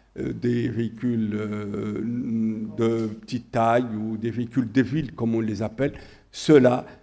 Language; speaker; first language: French; non-native, local second language; Arabic